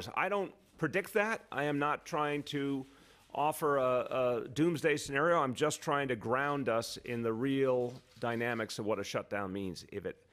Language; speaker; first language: English; native; English